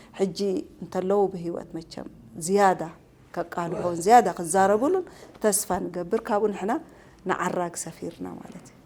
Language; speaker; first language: Tigrinya; non-native, local second language; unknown